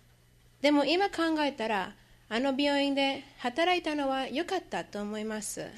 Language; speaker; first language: Japanese; non-native, learner; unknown